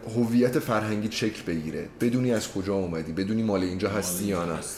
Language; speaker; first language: Persian; non-native, local second language; Azerbaijani